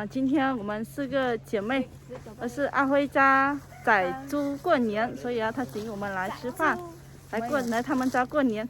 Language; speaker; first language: Chinese; non-native, fluent; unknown